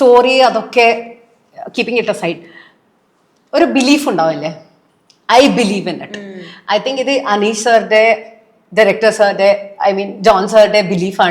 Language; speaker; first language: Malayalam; non-native, local second language; Telugu